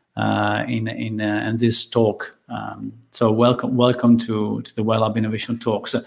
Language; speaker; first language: English; non-native, fluent; Italian